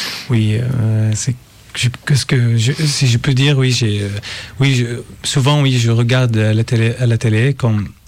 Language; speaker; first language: French; non-native, learner; Arabic